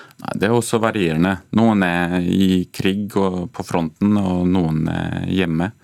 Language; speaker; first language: Norwegian; non-native, fluent; Ukrainian